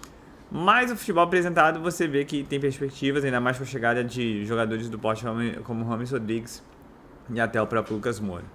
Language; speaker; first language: Portuguese; native; Portuguese